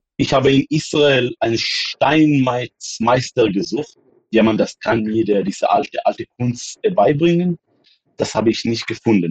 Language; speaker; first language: German; non-native, fluent; Hebrew